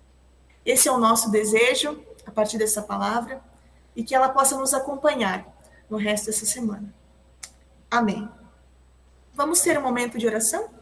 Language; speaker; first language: Portuguese; native; Portuguese